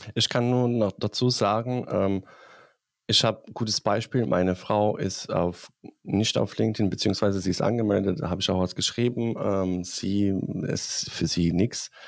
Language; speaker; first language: German; non-native, fluent; Bosnian